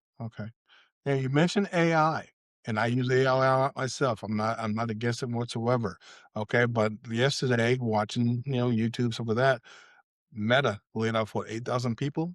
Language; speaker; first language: English; native; English